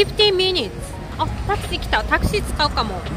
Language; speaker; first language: Japanese; native; Japanese